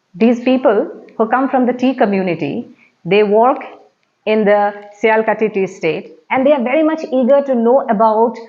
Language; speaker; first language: English; non-native, local second language; Assamese